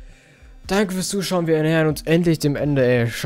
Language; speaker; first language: German; native; German